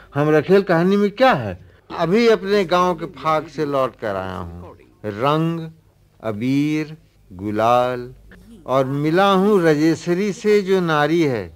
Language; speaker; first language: Hindi; native; Hindi